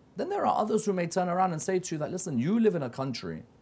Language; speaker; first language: English; native; English